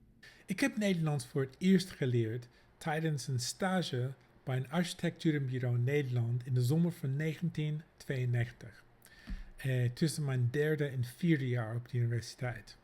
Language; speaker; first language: Dutch; non-native, fluent; English